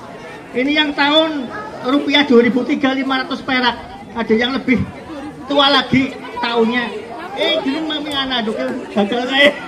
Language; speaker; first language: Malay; non-native, local second language; Javanese